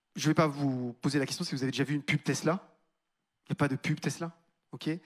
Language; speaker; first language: French; native; French